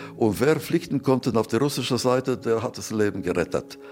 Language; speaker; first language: German; non-native, fluent; Yiddish